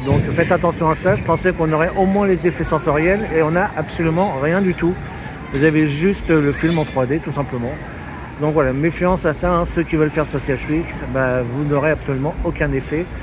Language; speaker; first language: French; native; French